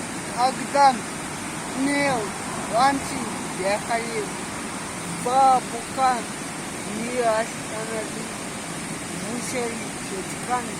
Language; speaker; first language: Russian; non-native, local second language; Kyrgyz